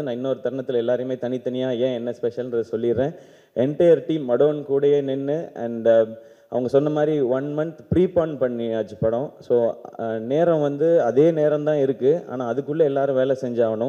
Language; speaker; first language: Tamil; native; Tamil